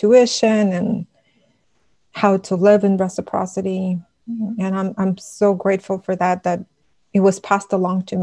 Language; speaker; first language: English; non-native, fluent; Buriat